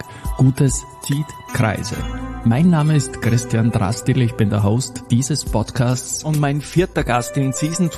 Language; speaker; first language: German; native; German